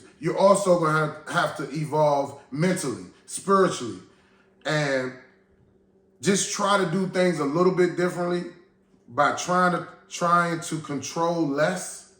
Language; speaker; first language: English; native; English